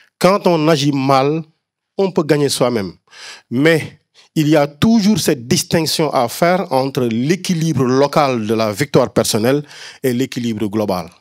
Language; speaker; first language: French; non-native, local second language; Wolof